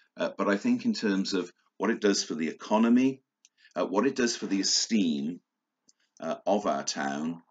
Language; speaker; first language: English; native; English